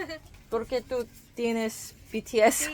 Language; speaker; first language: Spanish; non-native, learner; Korean